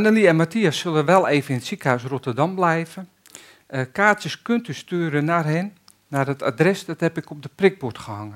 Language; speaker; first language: Dutch; native; Dutch